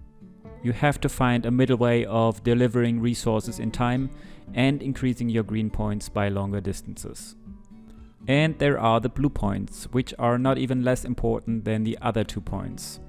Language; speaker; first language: English; non-native, fluent; German